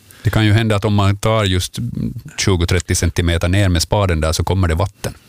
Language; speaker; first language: Swedish; native; Swedish